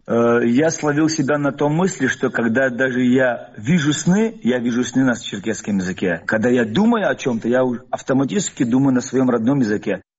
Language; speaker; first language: Russian; non-native, fluent; Adyghe